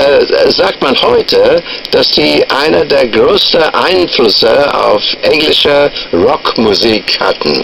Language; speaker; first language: German; non-native, fluent; English